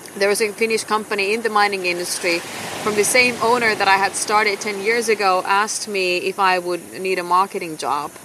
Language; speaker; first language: English; non-native, fluent; Finnish